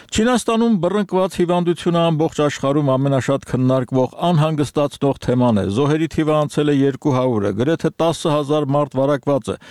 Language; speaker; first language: Armenian; native; Armenian